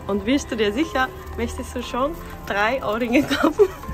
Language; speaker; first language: German; non-native, fluent; Japanese